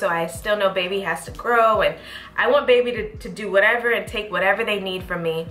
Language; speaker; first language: English; native; English